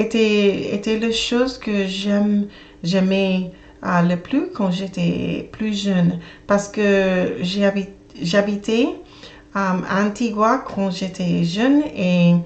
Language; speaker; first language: French; non-native, learner; English